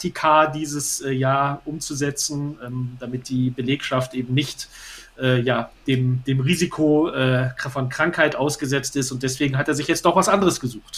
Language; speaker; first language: German; native; German